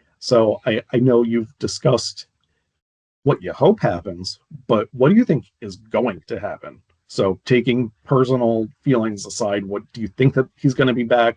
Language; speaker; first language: English; native; English